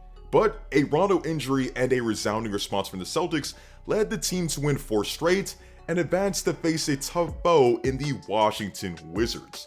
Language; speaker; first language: English; native; English